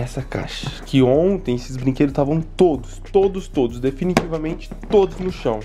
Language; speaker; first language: Portuguese; native; Portuguese